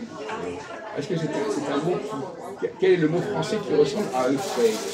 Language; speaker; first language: French; native; French